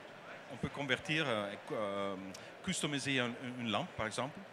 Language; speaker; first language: French; non-native, learner; Dutch